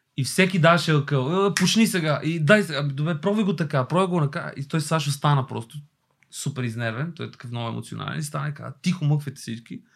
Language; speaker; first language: Bulgarian; early bilingual, other home language; Albanian